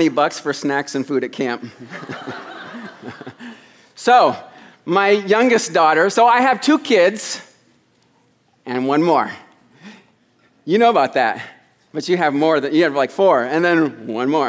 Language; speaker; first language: English; native; English